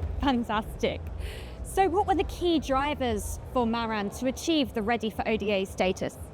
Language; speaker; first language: English; native; English